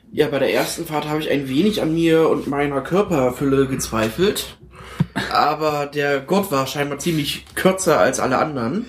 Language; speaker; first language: German; native; German